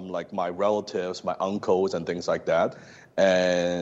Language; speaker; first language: English; non-native, local second language; Cantonese